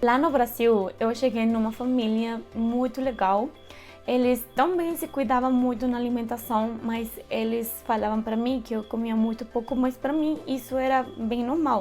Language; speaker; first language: Portuguese; non-native, fluent; Spanish